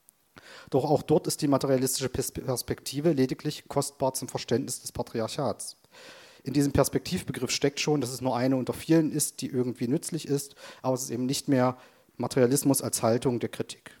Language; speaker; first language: German; native; German